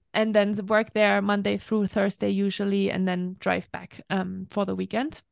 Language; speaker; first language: English; non-native, fluent; German